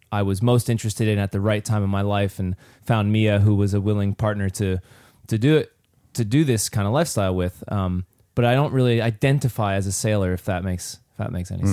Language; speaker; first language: English; native; English